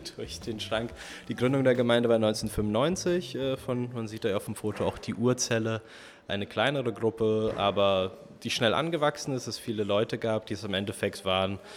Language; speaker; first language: German; early bilingual, other home language; Russian